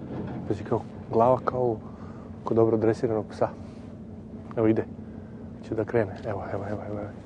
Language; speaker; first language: Serbian; native; Serbian